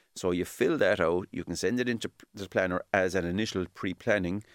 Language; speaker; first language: English; native; English